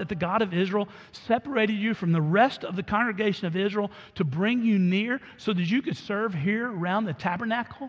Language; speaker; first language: English; native; English